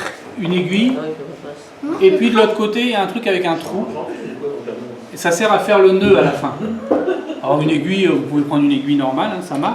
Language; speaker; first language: French; native; French